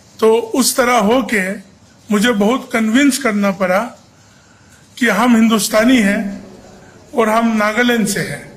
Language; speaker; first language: Hindi; non-native, local second language; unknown